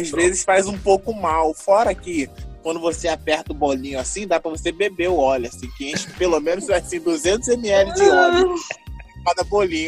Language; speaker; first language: Portuguese; native; Portuguese